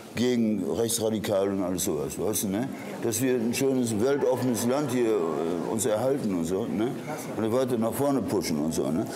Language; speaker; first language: German; native; German